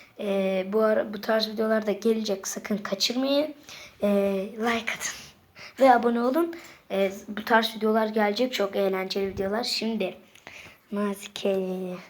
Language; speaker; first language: Turkish; native; Turkish